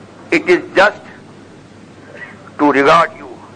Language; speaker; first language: English; non-native, local second language; Urdu